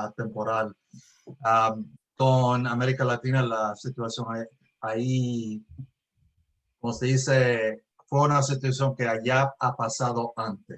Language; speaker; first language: Spanish; early bilingual, heritage; Spanish